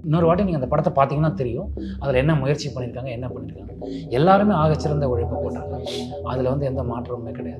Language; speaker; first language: Tamil; native; Tamil